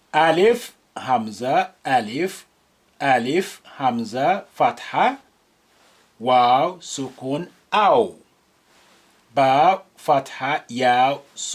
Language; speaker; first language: Arabic; non-native, fluent; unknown